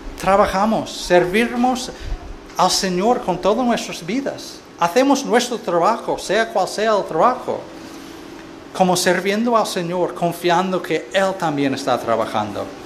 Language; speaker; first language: Spanish; non-native, fluent; English